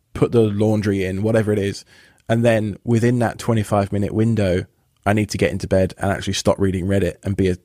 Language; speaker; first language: English; native; English